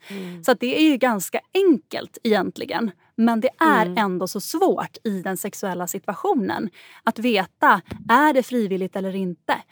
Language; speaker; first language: Swedish; native; Swedish